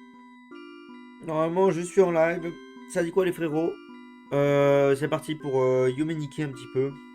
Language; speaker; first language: French; native; French